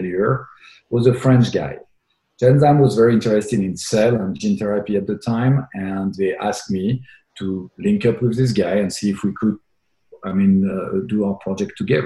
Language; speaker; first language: English; non-native, fluent; French